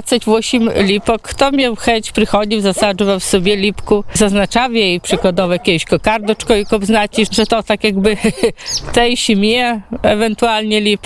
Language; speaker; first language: Polish; non-native, local second language; Belarusian